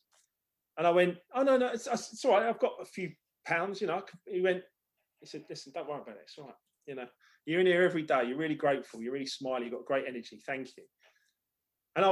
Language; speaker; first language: English; native; English